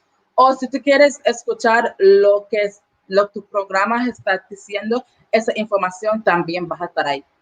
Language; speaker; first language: Spanish; non-native, learner; English